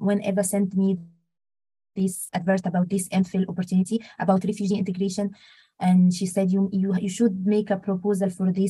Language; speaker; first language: English; non-native, fluent; Arabic